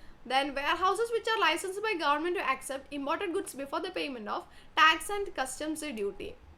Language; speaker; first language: English; non-native, local second language; Malayalam